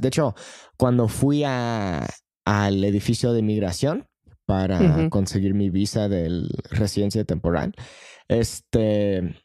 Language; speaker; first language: Spanish; non-native, fluent; English